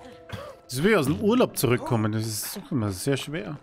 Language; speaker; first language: German; native; German